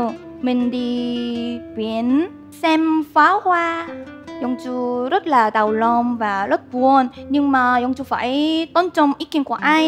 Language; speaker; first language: Vietnamese; non-native, learner; Korean